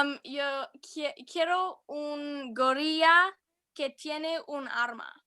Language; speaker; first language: Spanish; non-native, learner; English